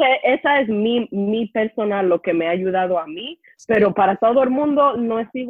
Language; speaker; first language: Spanish; early bilingual, heritage; Spanish